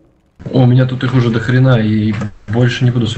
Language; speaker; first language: Russian; native; Russian